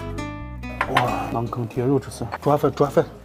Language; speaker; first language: Chinese; non-native, local second language; Uyghur